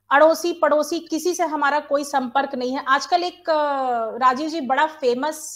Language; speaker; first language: Hindi; native; Hindi